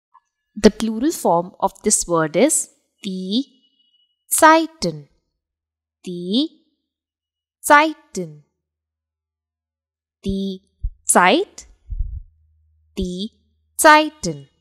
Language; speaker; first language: German; non-native, fluent; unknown